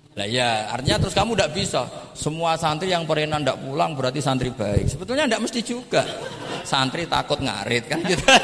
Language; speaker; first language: Indonesian; non-native, local second language; Javanese